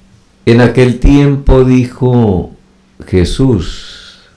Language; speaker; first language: Spanish; native; Spanish